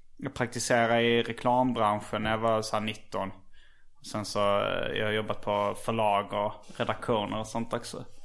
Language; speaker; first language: Swedish; native; Swedish